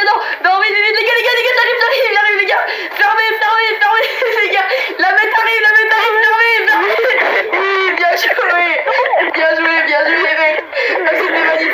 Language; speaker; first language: French; native; French